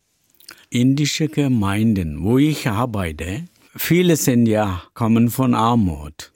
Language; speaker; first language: German; non-native, learner; Tamil